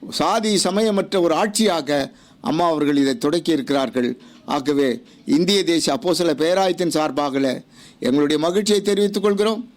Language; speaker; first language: Tamil; native; Tamil